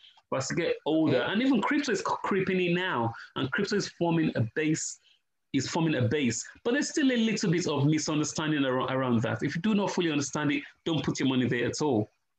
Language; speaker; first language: English; non-native, local second language; Yoruba